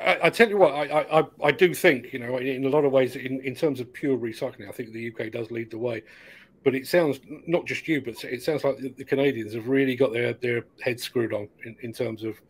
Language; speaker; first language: English; native; English